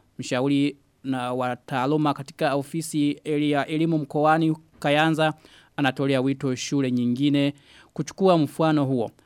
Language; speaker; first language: Swahili; non-native, local second language; Rundi